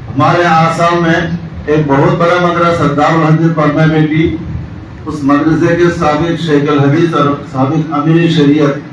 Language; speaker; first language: Urdu; non-native, local second language; Bangla